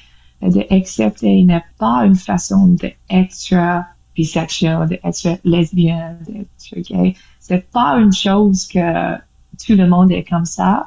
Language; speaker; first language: French; non-native, learner; English